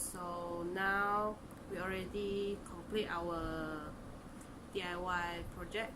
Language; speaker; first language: English; non-native, local second language; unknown